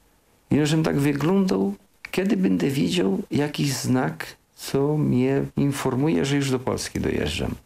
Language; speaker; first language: Polish; early bilingual, heritage; Polish